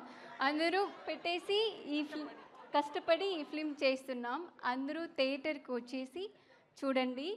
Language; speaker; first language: Telugu; non-native, learner; Tamil